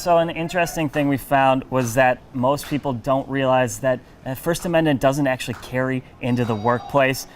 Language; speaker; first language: English; native; English